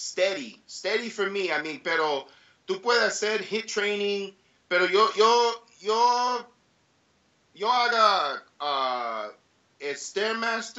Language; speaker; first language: Spanish; early bilingual, heritage; English